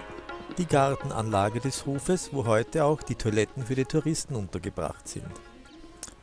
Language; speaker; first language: German; native; German